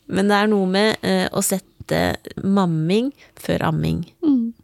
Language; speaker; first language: Norwegian; native; Norwegian